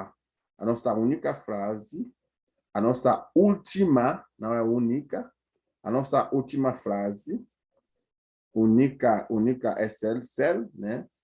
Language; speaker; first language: Portuguese; non-native, fluent; Haitian Creole